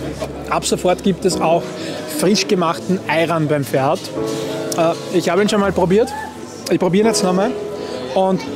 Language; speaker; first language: German; native; German